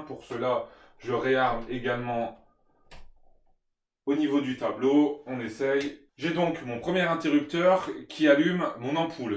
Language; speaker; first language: French; native; French